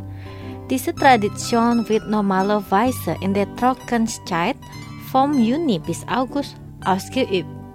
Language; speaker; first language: German; non-native, fluent; Indonesian